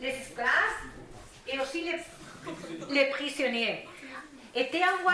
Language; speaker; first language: French; non-native, fluent; Spanish